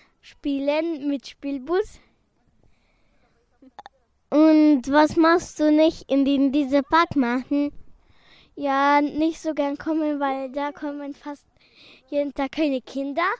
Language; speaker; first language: German; early bilingual, other home language; Romanian